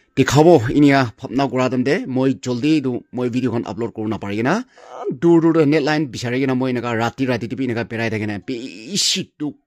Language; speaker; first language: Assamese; non-native, local second language; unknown